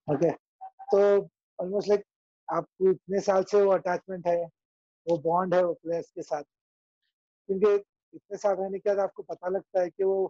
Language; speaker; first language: Hindi; non-native, local second language; Urdu